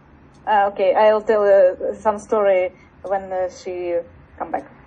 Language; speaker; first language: English; non-native, learner; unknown